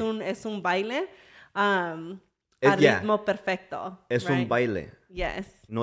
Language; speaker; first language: Spanish; early bilingual, heritage; English